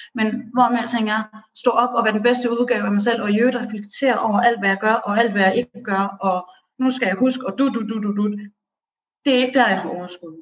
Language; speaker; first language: Danish; early bilingual, other home language; Persian